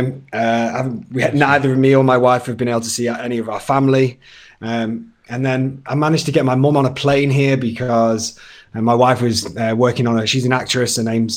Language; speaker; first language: English; native; English